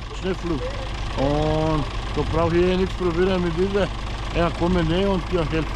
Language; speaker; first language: German; non-native, learner; Turkish